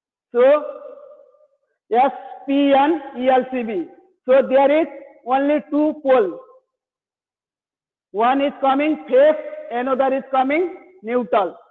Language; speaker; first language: English; non-native, learner; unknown